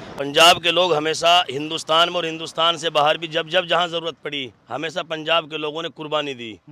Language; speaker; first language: Hindi; native; Hindi